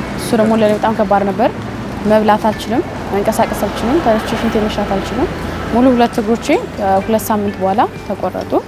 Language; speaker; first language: Amharic; native; Amharic